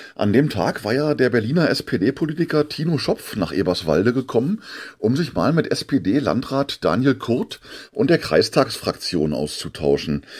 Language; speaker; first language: German; native; German